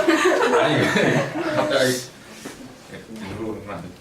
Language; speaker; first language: Korean; native; Korean